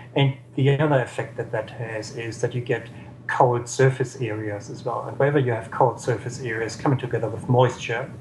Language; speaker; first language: English; non-native, fluent; German